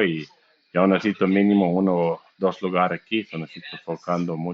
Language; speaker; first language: Spanish; non-native, learner; English